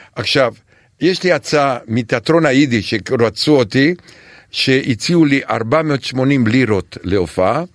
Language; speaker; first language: Hebrew; non-native, fluent; Romanian